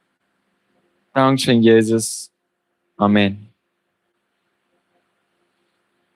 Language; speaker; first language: German; non-native, local second language; Plautdietsch